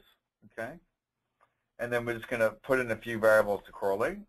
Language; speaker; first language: English; native; English